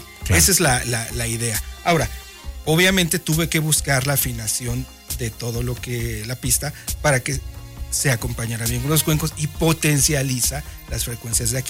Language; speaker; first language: Spanish; native; Spanish